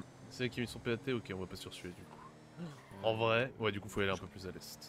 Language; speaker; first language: French; native; French